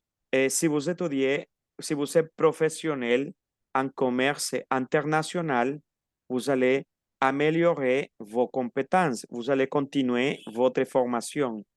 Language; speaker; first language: French; non-native, fluent; Spanish